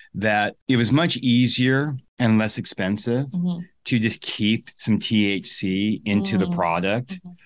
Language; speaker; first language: English; native; English